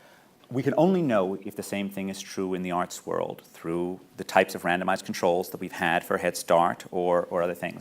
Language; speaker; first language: English; native; English